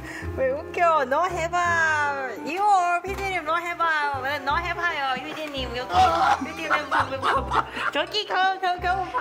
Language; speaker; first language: Korean; non-native, learner; Cantonese